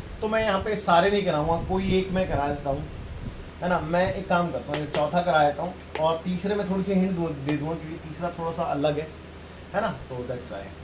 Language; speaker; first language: Hindi; native; Hindi